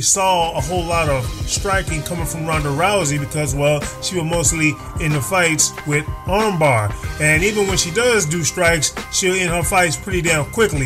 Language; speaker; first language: English; native; English